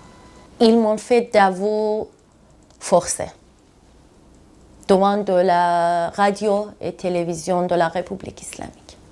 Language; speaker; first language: French; non-native, learner; Persian